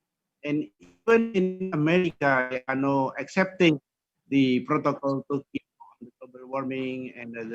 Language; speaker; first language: English; non-native, fluent; Indonesian